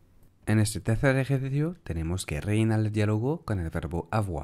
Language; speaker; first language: Spanish; non-native, fluent; French